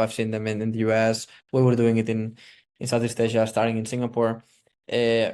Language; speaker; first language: English; non-native, fluent; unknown